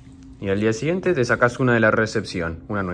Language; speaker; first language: Spanish; native; Spanish